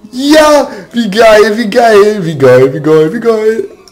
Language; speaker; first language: German; native; German